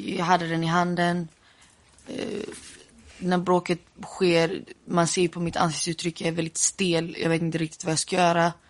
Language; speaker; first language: Swedish; early bilingual, other home language; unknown